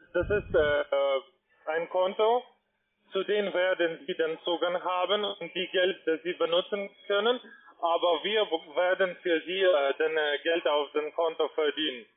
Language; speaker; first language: German; non-native, learner; Russian